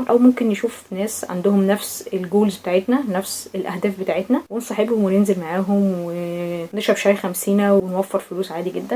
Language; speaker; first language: Arabic; native; Arabic